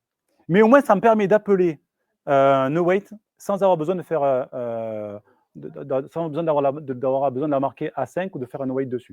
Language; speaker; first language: French; native; French